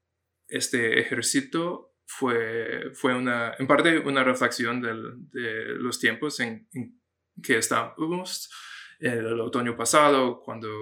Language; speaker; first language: Spanish; non-native, fluent; English